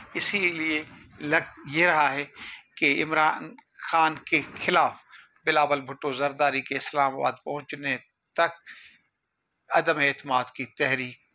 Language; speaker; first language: Urdu; non-native, local second language; Sindhi